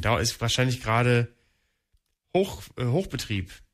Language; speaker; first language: German; native; German